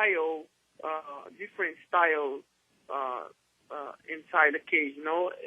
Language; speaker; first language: English; non-native, learner; Portuguese